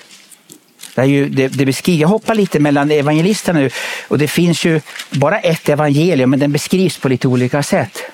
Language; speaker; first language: Swedish; native; Swedish